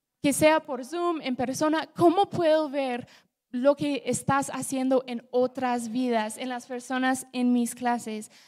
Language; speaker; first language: Spanish; non-native, fluent; English